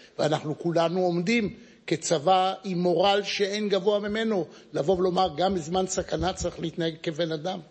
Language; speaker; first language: Hebrew; native; Hebrew